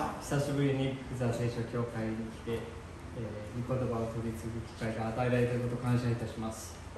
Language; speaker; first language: Japanese; early bilingual, heritage; Japanese